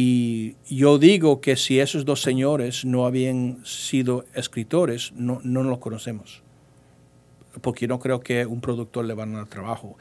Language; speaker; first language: Spanish; early bilingual, heritage; English